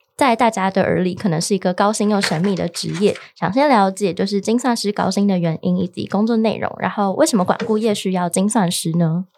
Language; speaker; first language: Chinese; native; Chinese